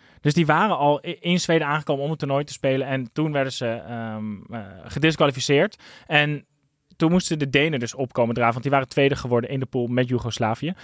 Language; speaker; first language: Dutch; native; Dutch